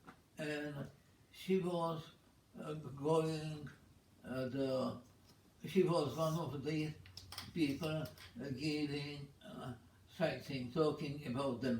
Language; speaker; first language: English; non-native, fluent; Czech